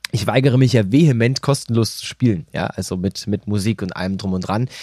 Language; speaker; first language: German; native; German